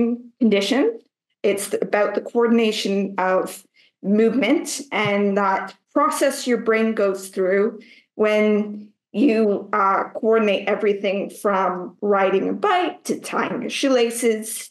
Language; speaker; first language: English; native; English